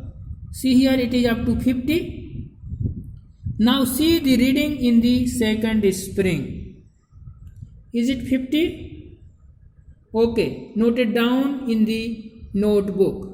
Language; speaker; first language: English; non-native, local second language; Hindi